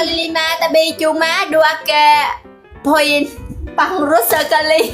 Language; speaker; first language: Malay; non-native, learner; Vietnamese